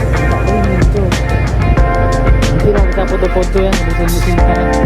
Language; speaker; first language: Indonesian; non-native, local second language; Achinese